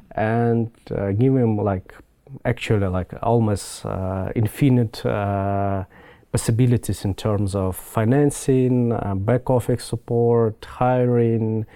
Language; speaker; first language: English; non-native, fluent; Ukrainian